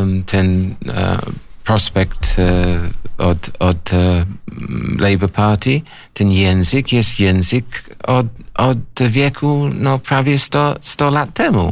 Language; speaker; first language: Polish; non-native, learner; English